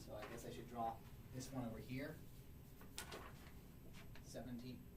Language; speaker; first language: English; native; English